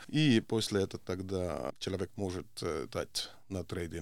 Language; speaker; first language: Russian; non-native, local second language; Estonian